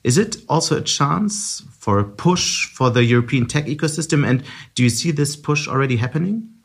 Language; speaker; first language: English; non-native, fluent; German